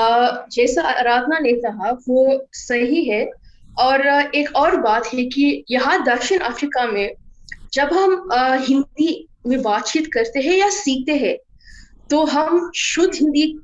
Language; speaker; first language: Hindi; non-native, fluent; English